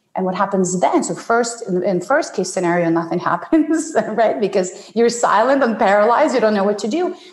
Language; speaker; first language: English; non-native, fluent; Ukrainian